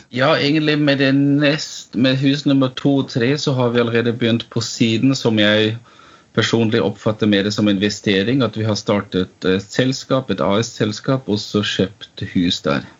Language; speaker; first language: Norwegian; non-native, fluent; German